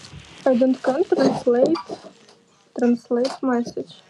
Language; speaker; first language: English; non-native, learner; Russian